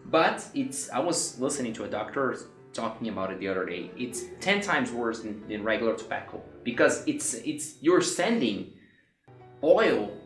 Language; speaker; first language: English; non-native, fluent; Portuguese